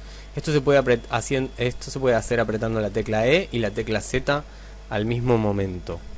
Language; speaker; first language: Spanish; native; Spanish